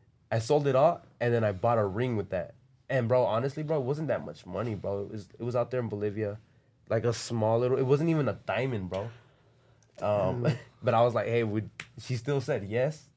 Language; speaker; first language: English; early bilingual, other home language; Spanish